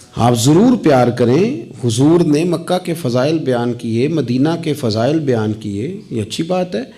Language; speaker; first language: Urdu; non-native, local second language; Punjabi